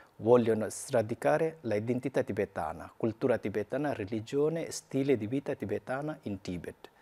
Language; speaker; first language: Italian; non-native, fluent; Tibetan